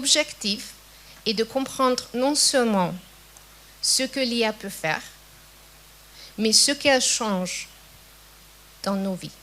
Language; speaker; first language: French; non-native, fluent; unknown